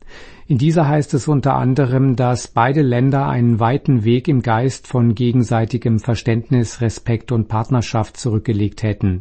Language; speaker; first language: German; native; German